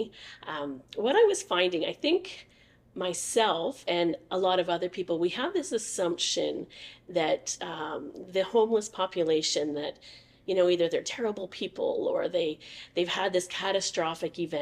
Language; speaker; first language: English; native; English